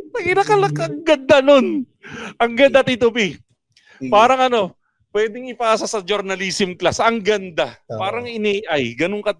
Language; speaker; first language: Filipino; native; Filipino